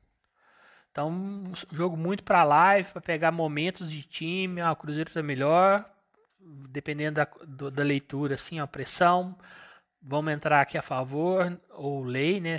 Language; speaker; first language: Portuguese; native; Portuguese